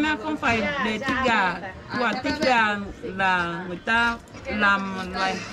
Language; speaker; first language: Vietnamese; non-native, learner; Portuguese